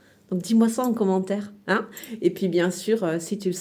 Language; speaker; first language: French; native; French